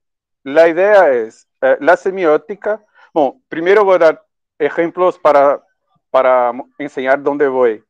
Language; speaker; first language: Spanish; non-native, fluent; Portuguese